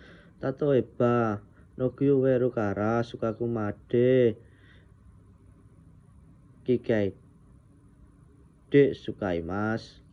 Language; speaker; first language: Japanese; non-native, learner; Indonesian